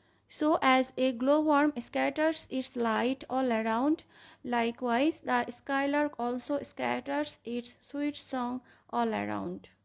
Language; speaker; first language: English; non-native, local second language; Bangla